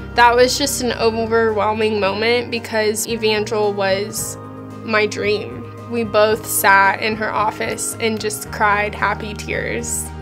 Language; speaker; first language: English; native; English